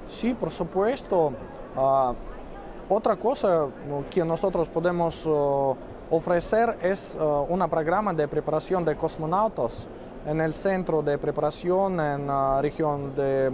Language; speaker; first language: Spanish; non-native, fluent; Russian